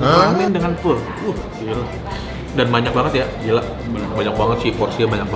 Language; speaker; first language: Indonesian; native; Indonesian